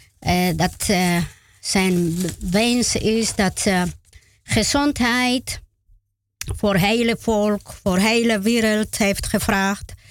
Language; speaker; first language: Dutch; non-native, learner; Spanish